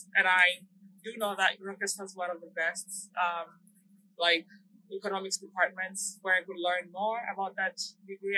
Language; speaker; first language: English; non-native, local second language; Swahili